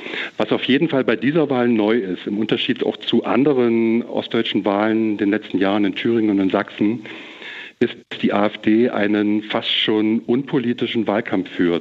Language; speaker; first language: German; native; German